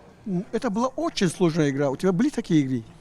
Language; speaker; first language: Russian; non-native, local second language; Tajik